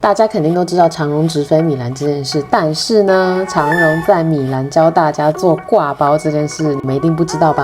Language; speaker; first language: Chinese; native; Chinese